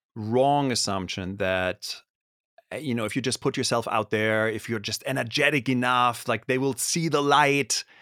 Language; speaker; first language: English; non-native, fluent; German